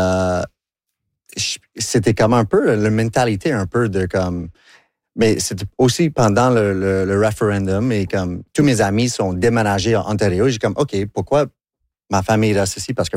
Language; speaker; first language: French; non-native, local second language; English